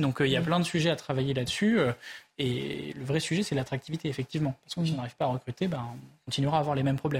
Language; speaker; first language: French; native; French